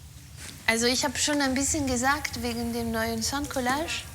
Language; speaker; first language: German; non-native, fluent; French